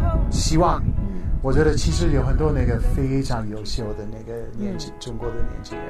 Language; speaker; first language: Chinese; non-native, fluent; English